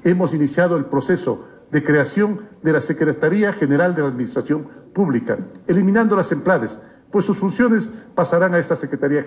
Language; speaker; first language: Spanish; native; Spanish